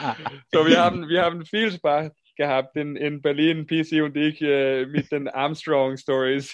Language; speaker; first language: German; non-native, fluent; Danish